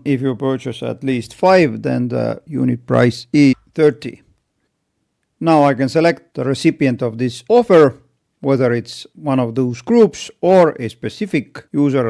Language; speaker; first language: English; non-native, fluent; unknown